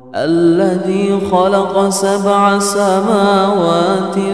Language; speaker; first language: Arabic; non-native, fluent; Indonesian